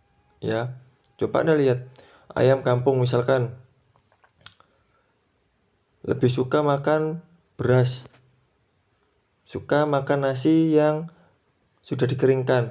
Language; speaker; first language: Indonesian; native; Indonesian